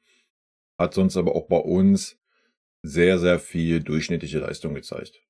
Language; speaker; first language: German; native; German